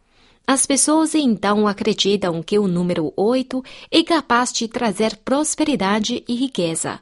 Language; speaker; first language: Portuguese; non-native, fluent; Chinese